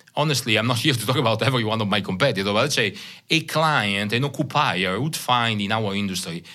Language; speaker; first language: English; non-native, fluent; Italian